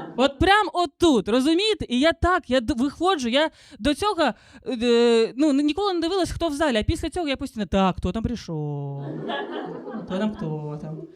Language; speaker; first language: Ukrainian; non-native, local second language; Russian